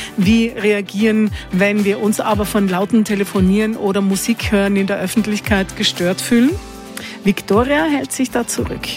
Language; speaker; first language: German; native; German